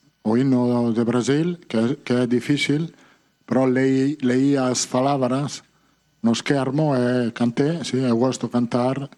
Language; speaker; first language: Portuguese; non-native, fluent; Italian